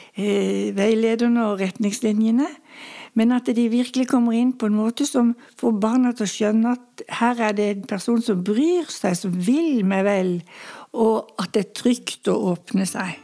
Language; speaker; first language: Norwegian; native; Norwegian